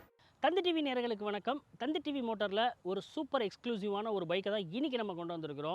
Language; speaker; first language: Tamil; native; Tamil